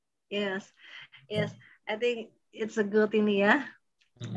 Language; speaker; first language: English; non-native, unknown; Indonesian